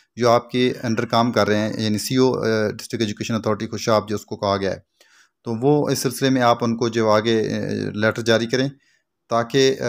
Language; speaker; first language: Urdu; non-native, local second language; Punjabi